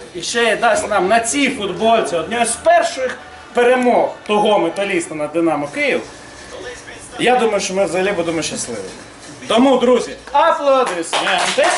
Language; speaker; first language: Ukrainian; native; Ukrainian